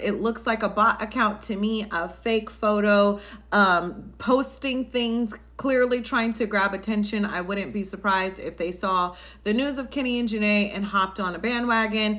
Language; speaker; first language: English; native; English